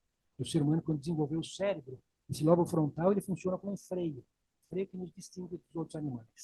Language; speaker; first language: Portuguese; native; Portuguese